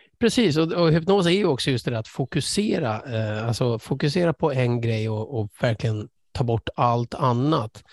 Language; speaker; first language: Swedish; early bilingual, other home language; English